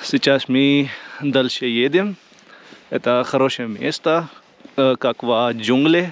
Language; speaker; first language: Russian; non-native, learner; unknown